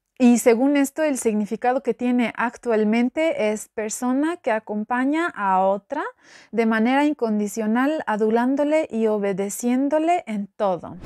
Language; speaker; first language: Spanish; non-native, fluent; Albanian